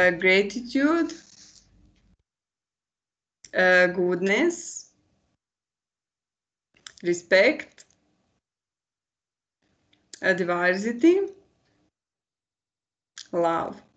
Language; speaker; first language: English; non-native, learner; Croatian